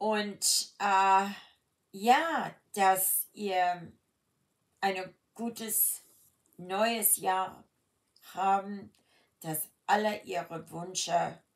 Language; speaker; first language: German; early bilingual, heritage; German